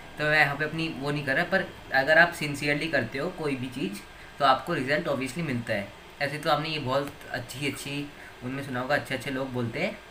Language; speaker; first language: Hindi; native; Hindi